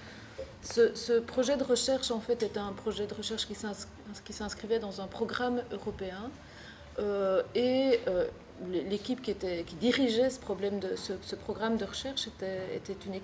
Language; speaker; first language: French; native; French